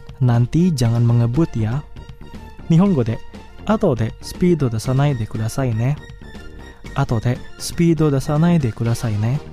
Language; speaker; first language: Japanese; non-native, fluent; Indonesian